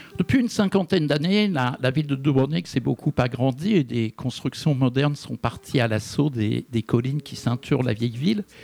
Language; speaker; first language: French; native; French